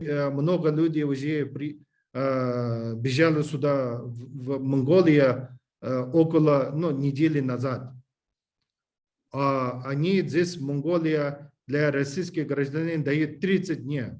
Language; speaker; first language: Russian; non-native, learner; English